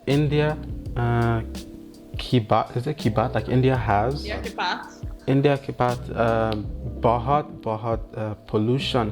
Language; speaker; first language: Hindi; non-native, learner; English